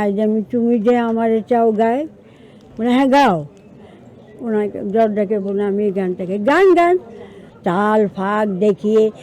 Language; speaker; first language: Bangla; native; Bangla